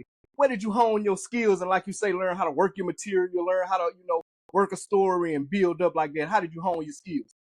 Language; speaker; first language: English; native; English